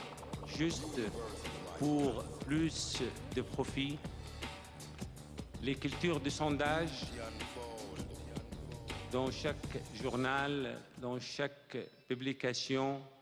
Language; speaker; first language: French; non-native, fluent; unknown